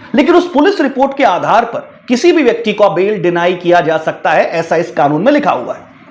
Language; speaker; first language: Hindi; native; Hindi